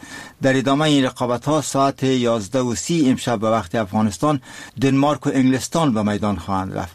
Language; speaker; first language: Persian; native; Persian